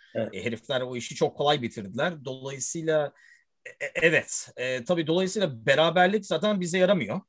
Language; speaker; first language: Turkish; early bilingual, heritage; Turkish